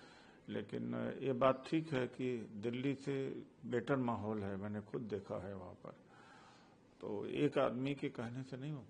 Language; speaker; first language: Hindi; native; Hindi